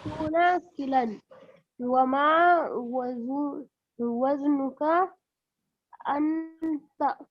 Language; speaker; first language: Arabic; non-native, learner; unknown